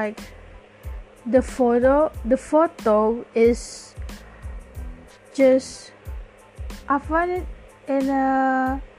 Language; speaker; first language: English; non-native, learner; Malay